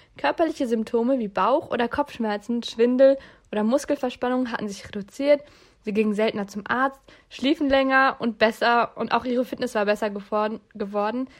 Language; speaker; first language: German; early bilingual, other home language; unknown